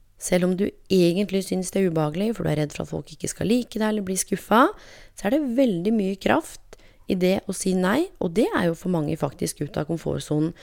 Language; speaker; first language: Norwegian; native; Norwegian